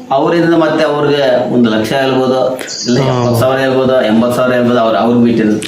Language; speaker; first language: Kannada; non-native, local second language; Telugu